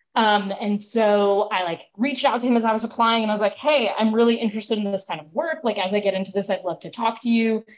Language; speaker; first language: English; native; English